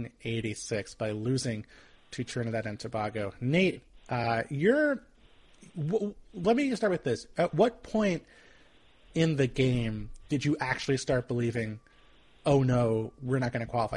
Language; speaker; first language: English; native; English